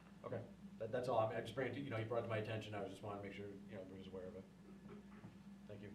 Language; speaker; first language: English; native; English